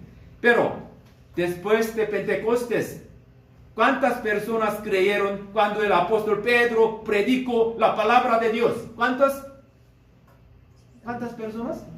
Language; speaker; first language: Spanish; non-native, learner; Korean